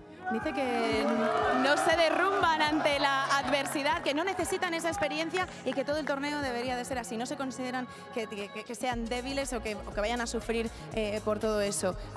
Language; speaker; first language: Spanish; native; Spanish